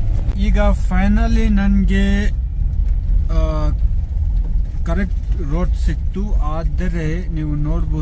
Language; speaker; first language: Kannada; non-native, fluent; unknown